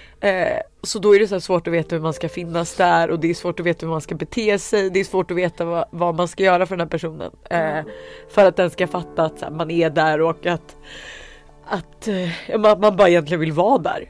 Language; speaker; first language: Swedish; native; Swedish